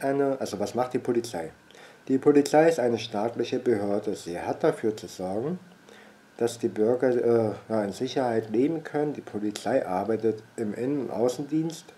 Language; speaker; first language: German; native; German